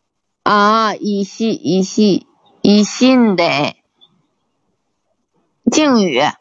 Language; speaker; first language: Korean; non-native, learner; Chinese